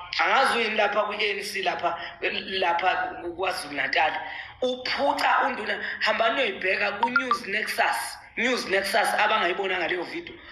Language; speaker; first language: Zulu; native; Zulu